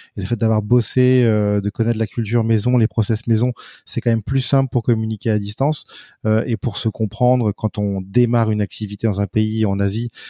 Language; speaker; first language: French; native; French